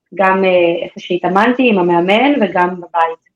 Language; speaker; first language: Hebrew; native; Hebrew